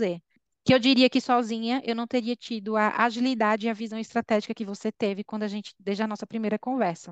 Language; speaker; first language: Portuguese; native; Portuguese